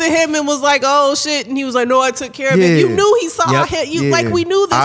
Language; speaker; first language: English; native; English